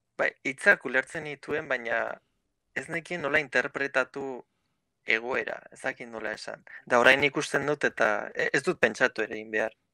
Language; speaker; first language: Basque; native; Basque